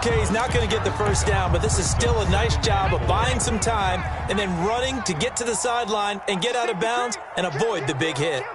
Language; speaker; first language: English; native; English